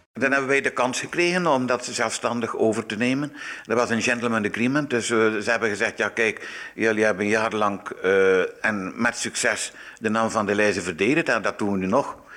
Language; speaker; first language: Dutch; native; Dutch